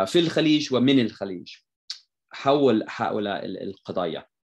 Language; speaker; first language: Arabic; non-native, fluent; English